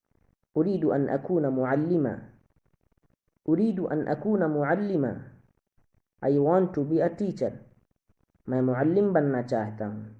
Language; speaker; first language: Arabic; non-native, fluent; Urdu